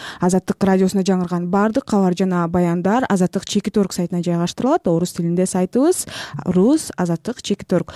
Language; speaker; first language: Kyrgyz; native; Kyrgyz